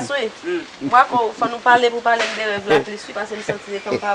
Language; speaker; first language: Haitian Creole; native; Haitian Creole